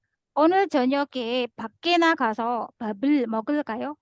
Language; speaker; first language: Korean; non-native, fluent; Indonesian